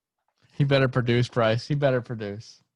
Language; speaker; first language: English; native; English